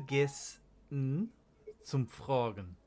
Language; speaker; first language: German; non-native, learner; English